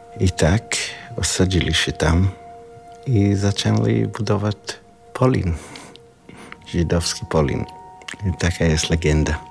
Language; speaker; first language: Polish; non-native, learner; Hebrew